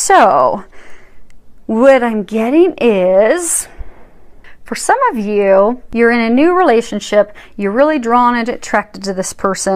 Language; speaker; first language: English; native; English